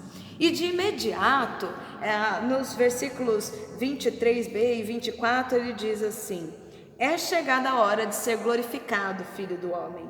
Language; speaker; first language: Portuguese; native; Portuguese